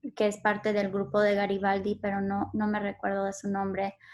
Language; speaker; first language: Spanish; early bilingual, heritage; Spanish